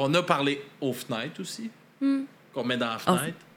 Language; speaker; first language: French; native; French